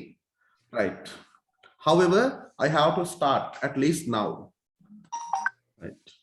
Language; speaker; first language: English; non-native, local second language; Sinhala